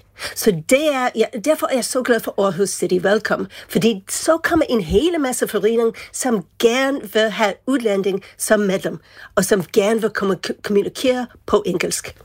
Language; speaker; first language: Danish; non-native, fluent; English